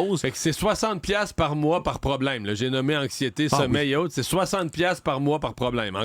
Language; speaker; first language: French; native; French